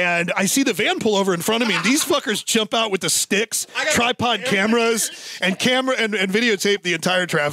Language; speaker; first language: English; native; English